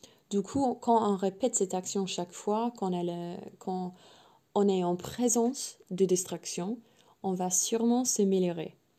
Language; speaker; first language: French; non-native, fluent; English